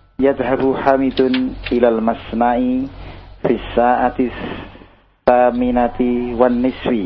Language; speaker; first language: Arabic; non-native, learner; Indonesian